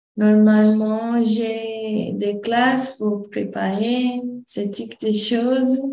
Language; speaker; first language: French; non-native, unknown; Portuguese